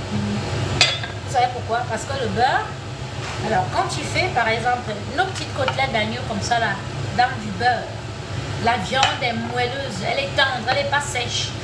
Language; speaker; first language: French; native; French